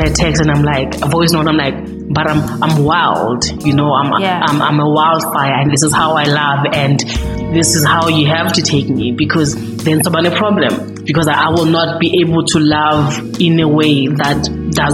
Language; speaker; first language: English; non-native, local second language; Xhosa